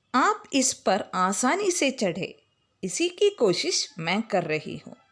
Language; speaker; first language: Hindi; non-native, local second language; Malayalam